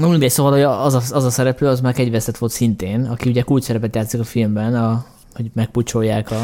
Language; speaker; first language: Hungarian; native; Hungarian